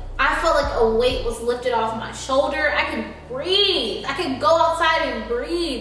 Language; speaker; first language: English; native; English